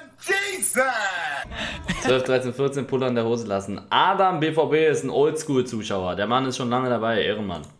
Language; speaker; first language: German; native; German